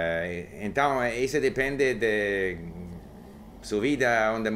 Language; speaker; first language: Portuguese; non-native, learner; English